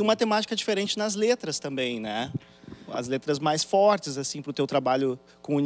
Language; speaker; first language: Portuguese; native; Portuguese